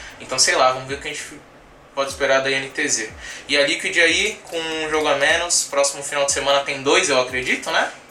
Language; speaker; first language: Portuguese; native; Portuguese